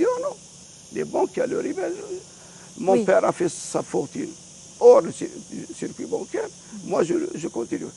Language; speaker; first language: French; non-native, local second language; Arabic